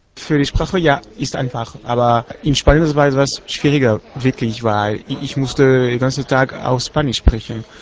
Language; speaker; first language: German; non-native, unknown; French